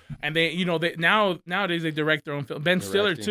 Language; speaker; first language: English; native; English